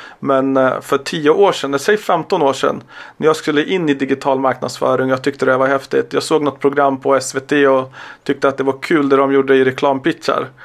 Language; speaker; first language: Swedish; early bilingual, other home language; Serbian